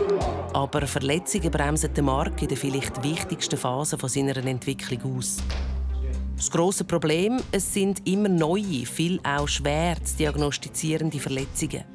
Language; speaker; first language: German; native; German